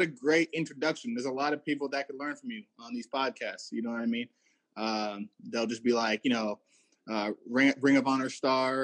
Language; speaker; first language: English; native; English